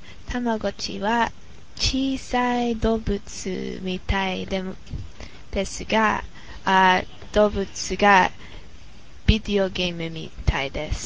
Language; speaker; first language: Japanese; non-native, learner; English